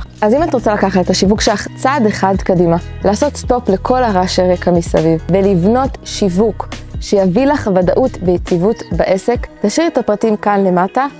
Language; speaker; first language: Hebrew; native; Hebrew